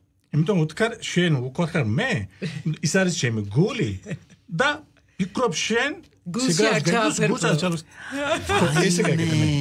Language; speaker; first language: Georgian; non-native, learner; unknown